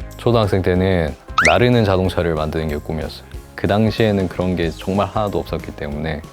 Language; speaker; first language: Korean; native; Korean